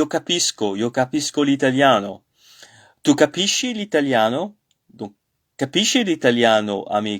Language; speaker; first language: Italian; non-native, learner; French